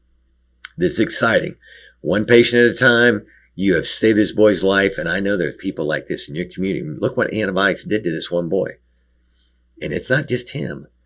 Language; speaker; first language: English; native; English